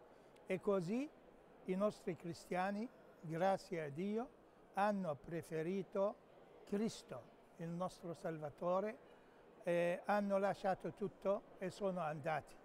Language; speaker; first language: Italian; non-native, fluent; Arabic